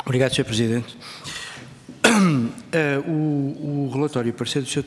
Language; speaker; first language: Portuguese; native; Portuguese